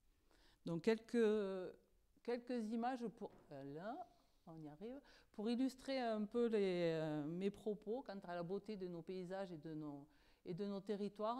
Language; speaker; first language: French; native; French